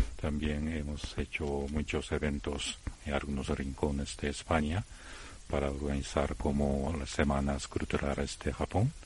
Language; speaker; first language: Spanish; non-native, fluent; Japanese